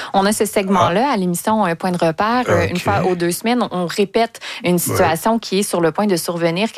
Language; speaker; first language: French; native; French